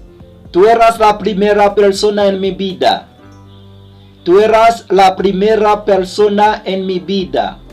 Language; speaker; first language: Spanish; non-native, learner; Haitian Creole